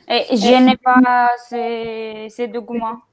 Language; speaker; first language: French; non-native, fluent; Spanish